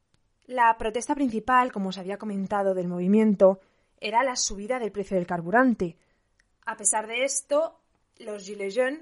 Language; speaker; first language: Spanish; native; Spanish